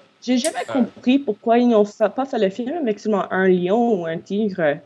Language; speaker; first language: French; non-native, local second language; English